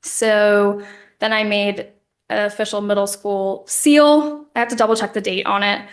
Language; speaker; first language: English; native; English